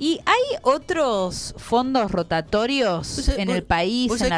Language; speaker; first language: Spanish; native; Spanish